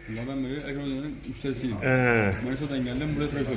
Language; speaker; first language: Turkish; native; Turkish